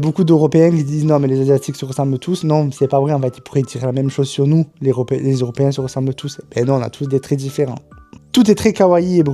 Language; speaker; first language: French; native; French